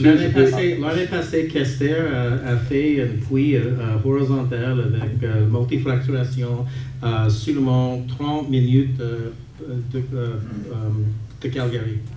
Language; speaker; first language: French; non-native, local second language; English